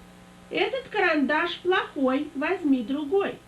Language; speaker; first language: Russian; native; Russian